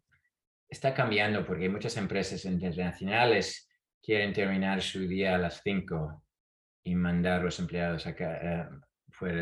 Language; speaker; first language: Spanish; non-native, fluent; English